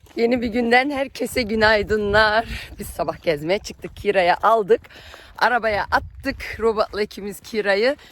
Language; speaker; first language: Turkish; early bilingual, heritage; Turkish